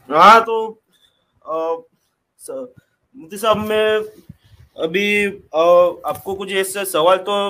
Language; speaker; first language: Hindi; non-native, local second language; Gujarati